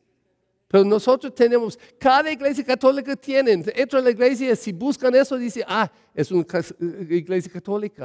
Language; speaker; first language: Spanish; early bilingual, heritage; English